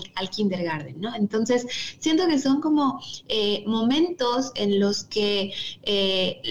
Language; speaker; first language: Spanish; native; Spanish